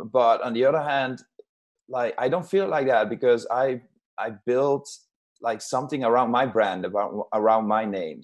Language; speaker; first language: English; non-native, fluent; Dutch